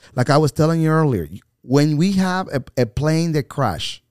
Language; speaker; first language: English; non-native, fluent; Spanish